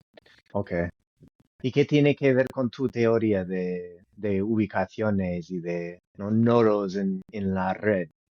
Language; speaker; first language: Spanish; non-native, fluent; English